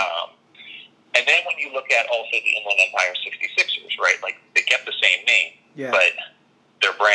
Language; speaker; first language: English; native; English